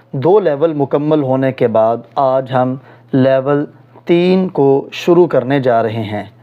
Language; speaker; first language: Urdu; non-native, local second language; Punjabi